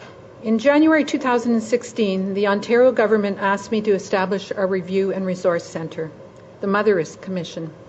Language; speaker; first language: English; native; English